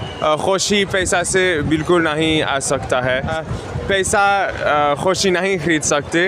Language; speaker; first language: Hindi; non-native, learner; German